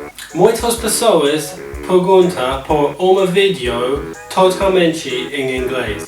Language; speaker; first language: Portuguese; non-native, learner; English